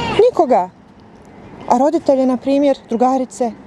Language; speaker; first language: Bosnian; native; Bosnian